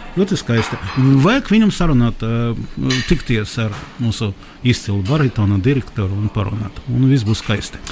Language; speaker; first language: Latvian; non-native, local second language; Russian